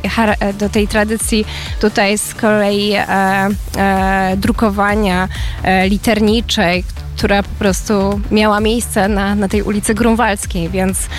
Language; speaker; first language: Polish; native; Polish